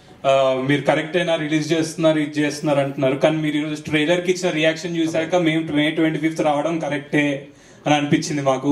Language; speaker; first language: Telugu; native; Telugu